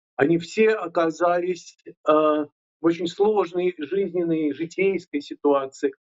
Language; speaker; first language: Russian; native; Russian